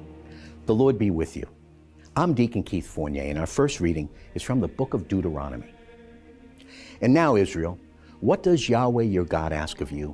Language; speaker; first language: English; native; English